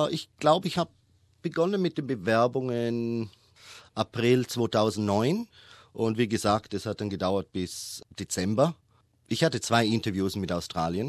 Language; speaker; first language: German; native; German